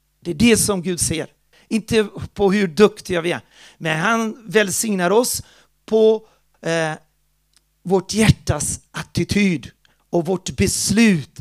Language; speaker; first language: Swedish; non-native, fluent; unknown